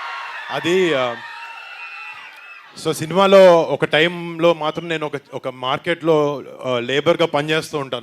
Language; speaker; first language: Telugu; native; Telugu